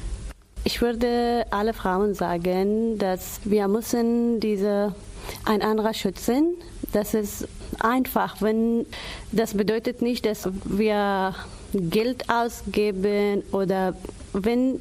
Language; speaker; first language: German; non-native, learner; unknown